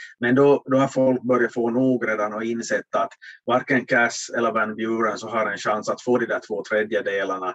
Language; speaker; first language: Swedish; native; Swedish